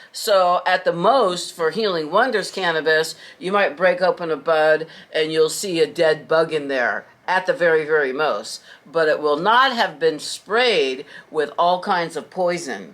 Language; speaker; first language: English; native; English